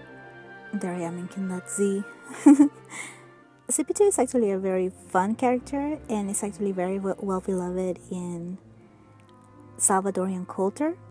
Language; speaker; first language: English; non-native, fluent; Spanish